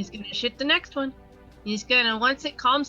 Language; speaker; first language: English; native; English